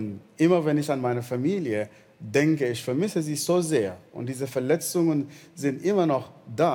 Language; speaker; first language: German; non-native, fluent; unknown